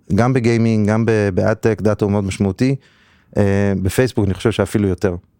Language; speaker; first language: Hebrew; native; Hebrew